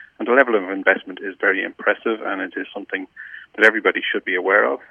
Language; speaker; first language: English; native; English